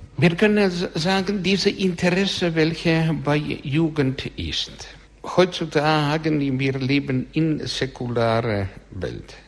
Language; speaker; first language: German; non-native, learner; Russian